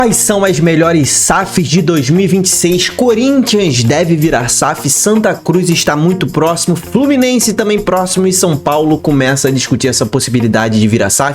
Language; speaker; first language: Portuguese; native; Portuguese